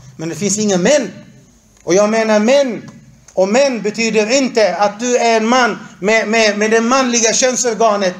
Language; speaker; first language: Swedish; non-native, fluent; Arabic